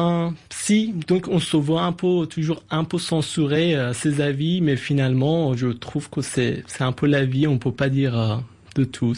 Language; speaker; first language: French; non-native, fluent; Persian